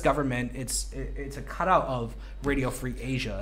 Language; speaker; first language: English; native; English